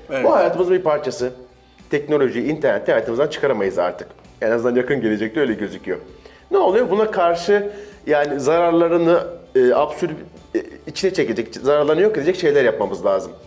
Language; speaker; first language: Turkish; native; Turkish